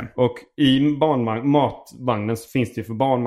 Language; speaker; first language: Swedish; early bilingual, heritage; Swedish